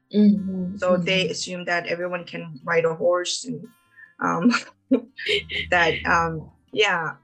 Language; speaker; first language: English; non-native, fluent; Mongolian